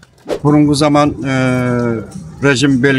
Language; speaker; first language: Turkish; non-native, learner; Kazakh